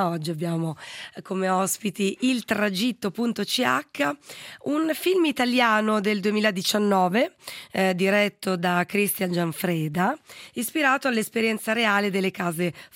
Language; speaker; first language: Italian; native; Italian